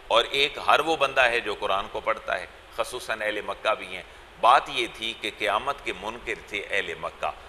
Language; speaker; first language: Urdu; non-native, local second language; Punjabi